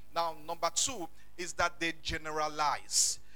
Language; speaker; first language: English; non-native, local second language; Yoruba